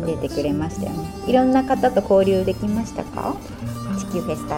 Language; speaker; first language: Japanese; native; Japanese